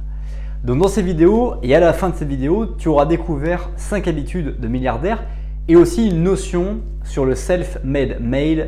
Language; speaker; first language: French; native; French